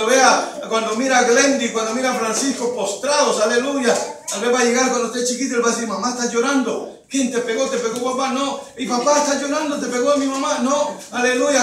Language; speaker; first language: Spanish; native; Spanish